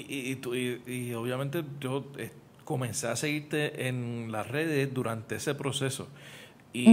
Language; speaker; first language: Spanish; native; Spanish